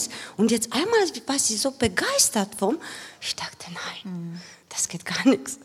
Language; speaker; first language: German; non-native, learner; Romanian